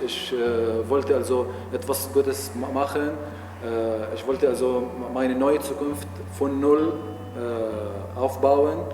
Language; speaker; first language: German; non-native, fluent; Arabic